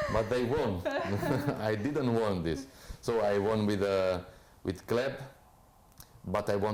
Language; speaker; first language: English; non-native, fluent; Italian